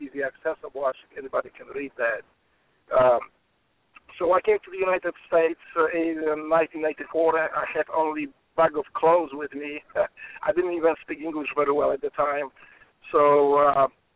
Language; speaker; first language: English; non-native, fluent; Polish